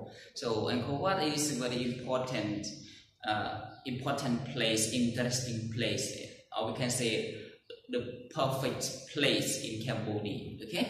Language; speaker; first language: English; non-native, learner; Khmer